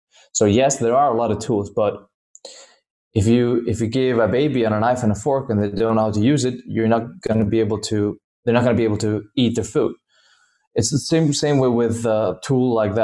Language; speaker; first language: English; non-native, fluent; Danish